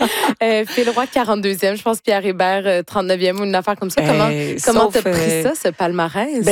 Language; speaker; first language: French; native; French